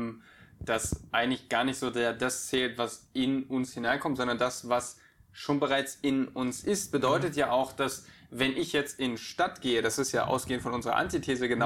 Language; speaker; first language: German; native; German